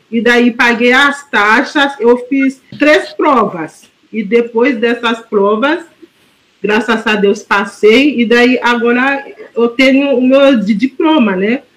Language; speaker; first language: Portuguese; non-native, fluent; Haitian Creole